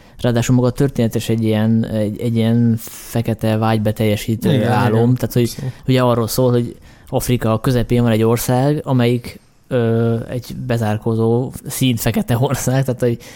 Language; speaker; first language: Hungarian; native; Hungarian